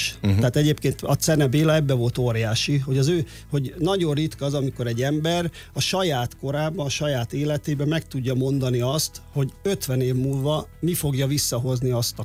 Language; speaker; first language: Hungarian; native; Hungarian